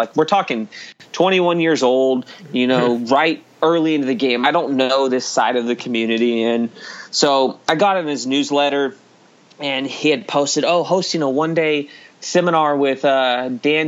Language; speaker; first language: English; native; English